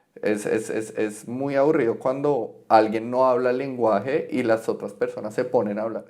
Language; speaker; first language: Spanish; native; Spanish